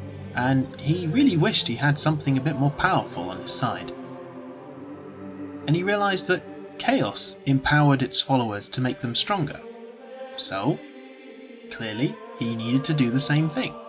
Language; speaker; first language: English; native; English